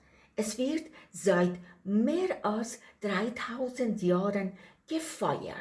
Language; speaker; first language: German; non-native, learner; Persian